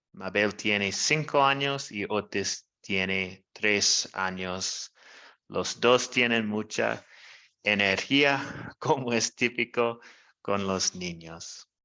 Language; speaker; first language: Spanish; non-native, learner; English